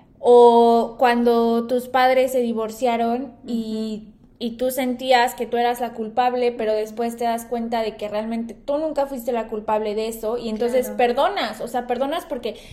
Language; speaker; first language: Spanish; native; Spanish